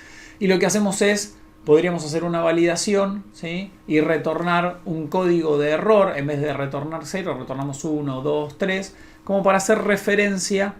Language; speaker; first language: Spanish; native; Spanish